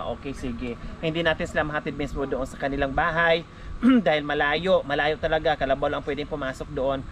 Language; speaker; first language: Filipino; native; Filipino